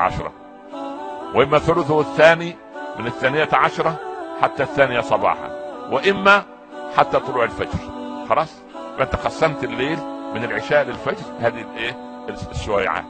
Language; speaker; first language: Arabic; native; Arabic